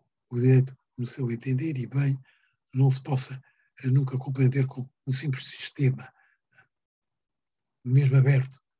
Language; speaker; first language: Portuguese; native; Portuguese